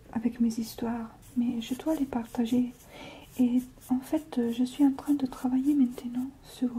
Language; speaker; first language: French; non-native, fluent; Italian